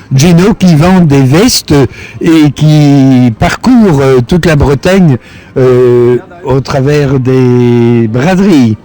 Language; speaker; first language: French; native; French